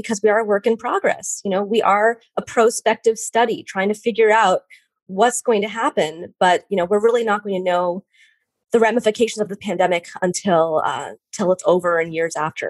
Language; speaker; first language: English; native; English